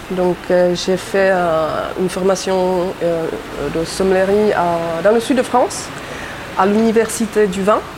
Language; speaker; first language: French; non-native, fluent; Czech